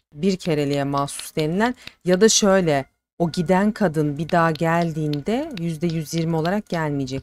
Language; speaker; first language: Turkish; native; Turkish